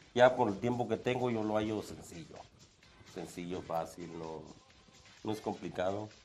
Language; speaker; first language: Spanish; native; Spanish